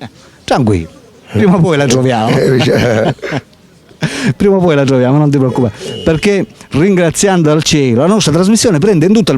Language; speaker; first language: Italian; native; Italian